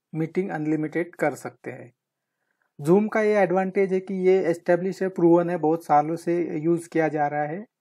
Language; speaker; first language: Hindi; non-native, local second language; Marathi